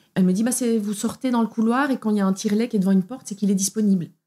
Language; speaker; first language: French; native; French